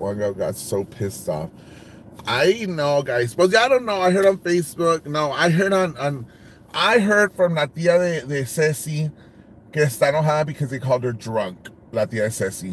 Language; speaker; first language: English; early bilingual, other home language; Spanish